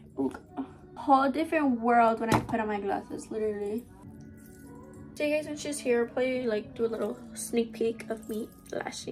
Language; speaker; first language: English; early bilingual, other home language; Spanish